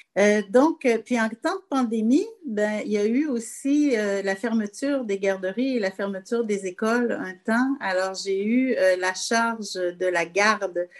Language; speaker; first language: French; native; French